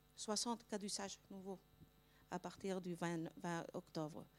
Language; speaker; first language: French; non-native, fluent; Spanish